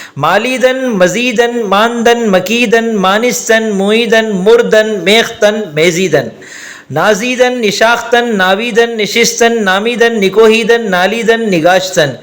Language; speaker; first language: Urdu; native; Urdu